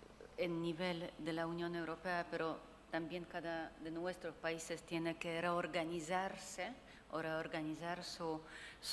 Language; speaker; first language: Spanish; non-native, fluent; Polish